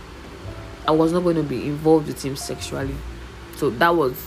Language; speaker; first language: English; non-native, local second language; Yoruba